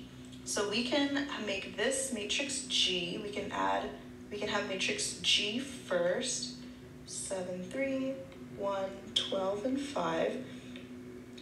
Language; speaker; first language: English; native; English